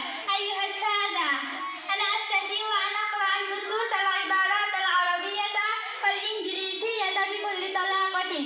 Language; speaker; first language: Arabic; non-native, learner; Bangla